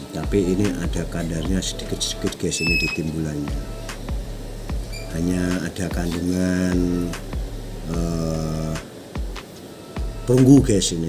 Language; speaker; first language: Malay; non-native, local second language; Javanese